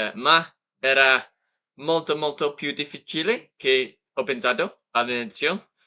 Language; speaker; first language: Italian; non-native, learner; English